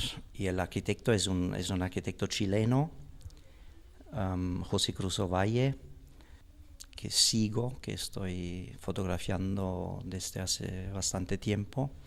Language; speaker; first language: Spanish; non-native, fluent; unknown